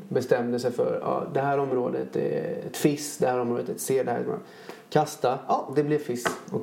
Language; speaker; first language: Swedish; native; Swedish